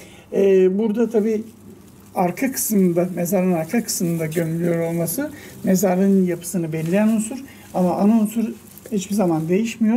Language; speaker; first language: Turkish; native; Turkish